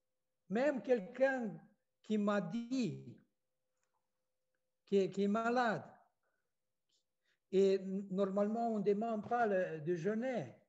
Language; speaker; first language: French; non-native, fluent; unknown